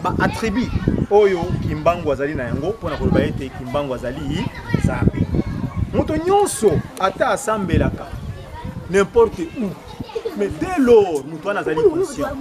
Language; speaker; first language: Lingala; non-native, local second language; Kongo